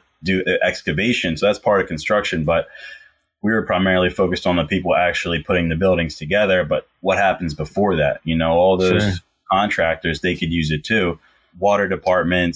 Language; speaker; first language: English; native; English